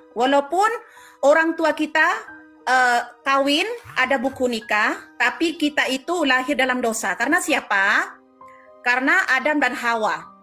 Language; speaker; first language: Indonesian; non-native, local second language; Madurese